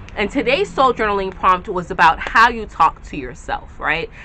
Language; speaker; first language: English; native; English